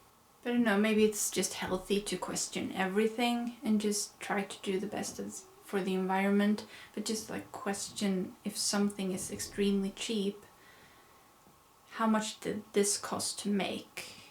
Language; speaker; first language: English; non-native, fluent; Swedish